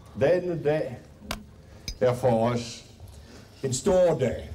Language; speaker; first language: Danish; non-native, fluent; French